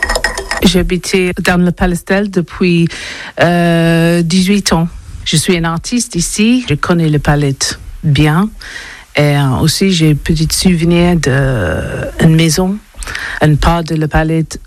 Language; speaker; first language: French; non-native, learner; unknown